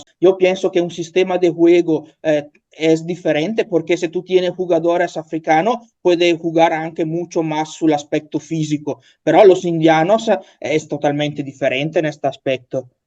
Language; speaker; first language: Spanish; non-native, learner; Italian